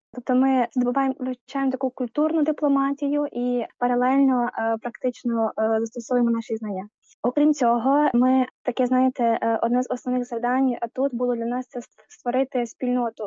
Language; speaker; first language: Ukrainian; native; Ukrainian